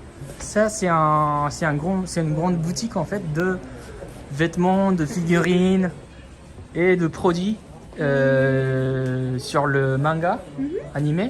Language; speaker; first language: French; non-native, fluent; Japanese